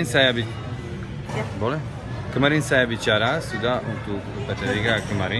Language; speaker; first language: Indonesian; non-native, learner; Serbian